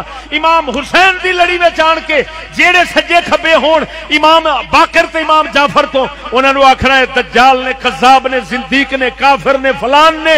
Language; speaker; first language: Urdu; non-native, local second language; Punjabi